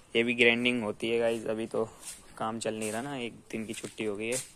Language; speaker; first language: Hindi; native; Hindi